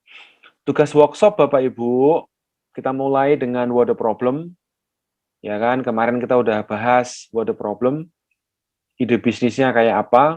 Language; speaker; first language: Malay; non-native, local second language; Javanese